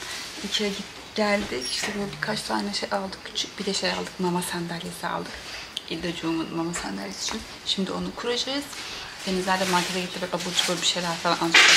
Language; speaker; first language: Turkish; native; Turkish